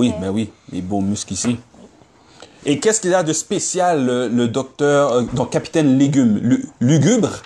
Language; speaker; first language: French; native; French